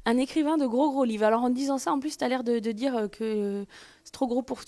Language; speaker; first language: French; native; French